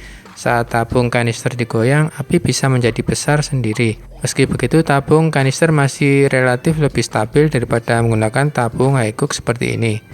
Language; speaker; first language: Indonesian; native; Indonesian